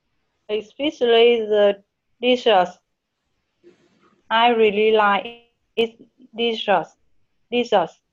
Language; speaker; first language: English; non-native, learner; Vietnamese